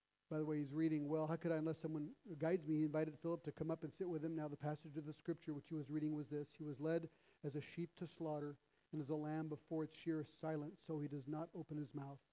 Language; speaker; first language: English; early bilingual, other home language; French